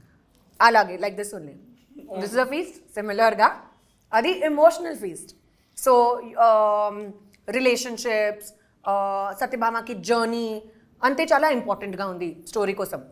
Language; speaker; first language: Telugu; non-native, local second language; Hindi